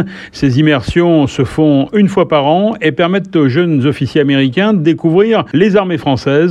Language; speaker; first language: French; native; French